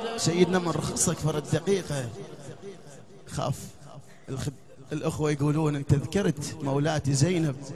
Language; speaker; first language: Arabic; native; Arabic